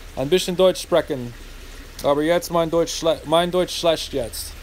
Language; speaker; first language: German; non-native, learner; English